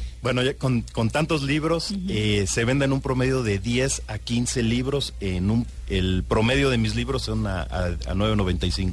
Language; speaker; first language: Spanish; native; Spanish